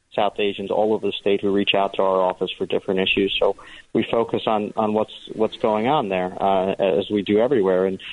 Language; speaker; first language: English; early bilingual, other home language; Hindi